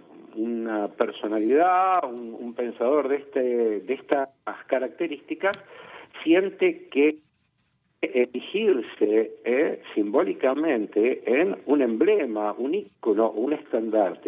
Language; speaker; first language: Spanish; native; Spanish